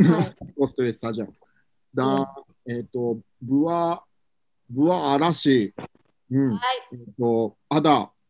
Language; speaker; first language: Indonesian; non-native, learner; Japanese